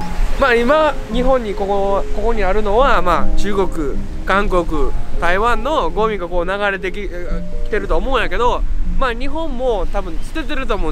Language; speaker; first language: Japanese; native; Japanese